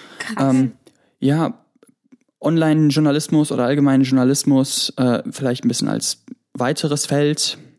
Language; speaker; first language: German; early bilingual, other home language; Greek